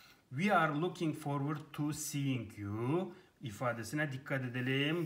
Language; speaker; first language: English; non-native, fluent; Turkish